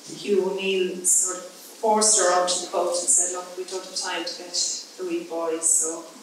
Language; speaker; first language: English; native; English